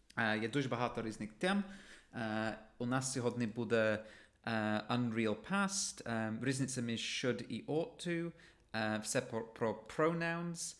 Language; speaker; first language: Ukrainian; non-native, fluent; English